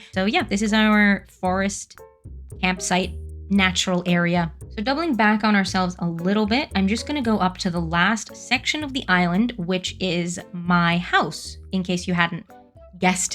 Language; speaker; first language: English; native; English